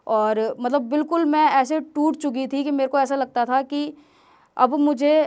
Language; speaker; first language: Hindi; native; Hindi